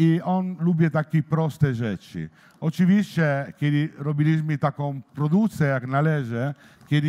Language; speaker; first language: Polish; non-native, learner; Italian